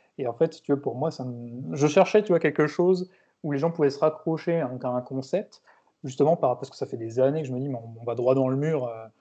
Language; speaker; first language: French; native; French